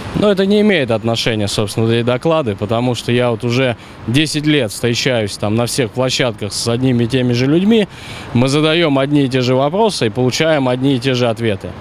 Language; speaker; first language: Russian; native; Russian